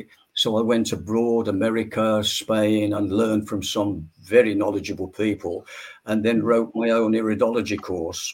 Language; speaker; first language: English; native; English